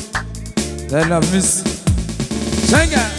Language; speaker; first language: Turkish; non-native, local second language; Kurdish